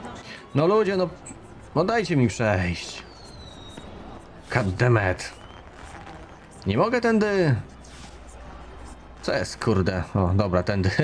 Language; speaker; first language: Polish; native; Polish